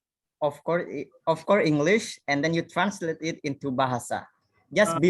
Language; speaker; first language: English; non-native, fluent; Indonesian